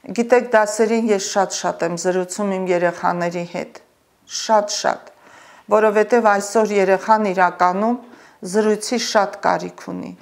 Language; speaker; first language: Armenian; native; Armenian